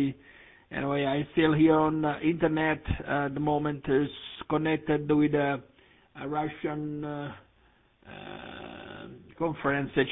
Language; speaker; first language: English; non-native, learner; Italian